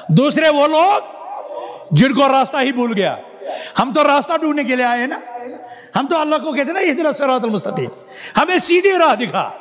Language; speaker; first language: Urdu; non-native, local second language; Kashmiri